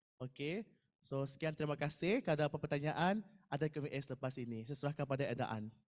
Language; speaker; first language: Malay; non-native, local second language; Iban